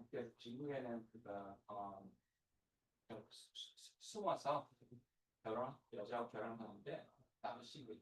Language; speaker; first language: Korean; non-native, learner; English